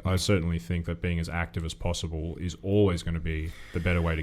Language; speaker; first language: English; native; English